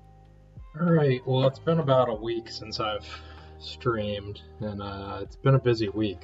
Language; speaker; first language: English; native; English